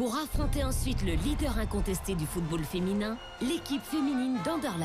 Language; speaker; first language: French; native; French